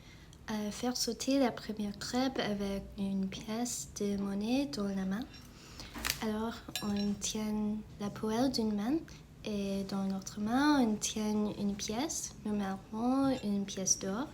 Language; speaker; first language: French; non-native, fluent; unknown